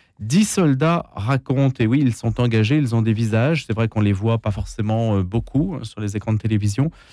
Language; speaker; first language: French; native; French